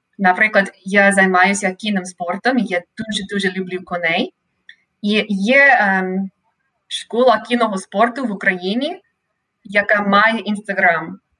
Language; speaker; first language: Ukrainian; non-native, fluent; English